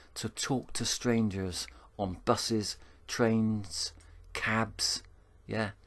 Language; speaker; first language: English; native; English